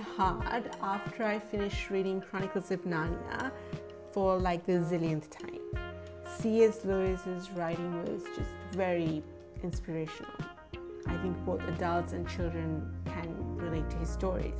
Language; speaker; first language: English; non-native, local second language; Sinhala